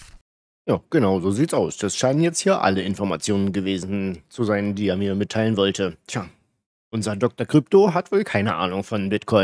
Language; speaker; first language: German; native; German